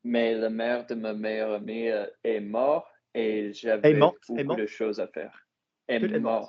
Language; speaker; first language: French; non-native, learner; English